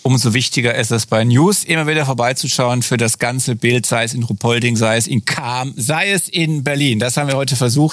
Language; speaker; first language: German; native; German